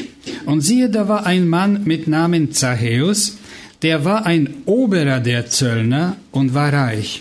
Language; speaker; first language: German; non-native, fluent; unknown